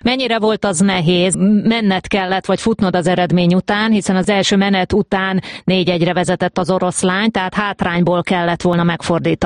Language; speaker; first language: Hungarian; native; Hungarian